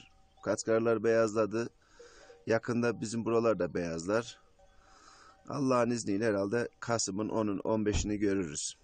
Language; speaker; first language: Turkish; native; Turkish